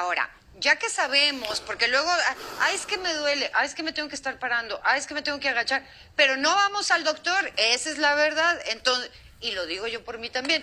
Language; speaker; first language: Spanish; native; Spanish